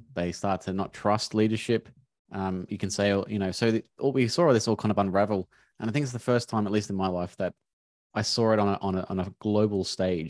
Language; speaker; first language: English; native; English